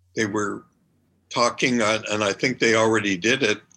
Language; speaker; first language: English; native; English